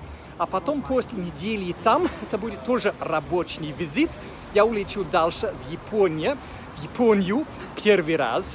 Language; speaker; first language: Russian; non-native, fluent; English